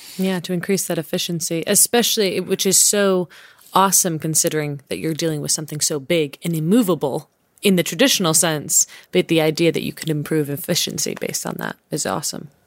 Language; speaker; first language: English; native; English